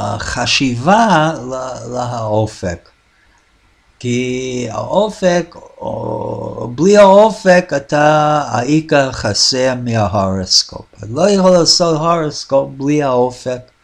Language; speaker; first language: Hebrew; non-native, fluent; English